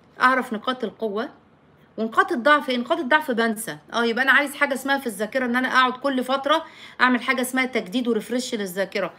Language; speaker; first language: Arabic; native; Arabic